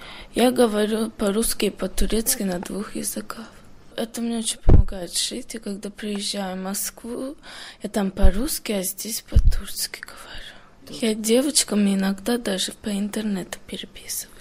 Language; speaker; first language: Russian; early bilingual, heritage; Russian